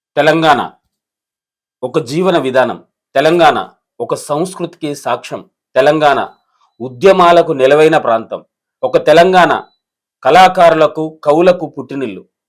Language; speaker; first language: Telugu; native; Telugu